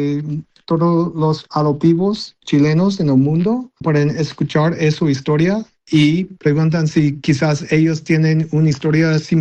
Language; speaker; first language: Spanish; early bilingual, heritage; Spanish